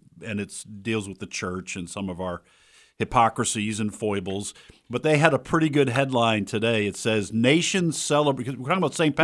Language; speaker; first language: English; native; English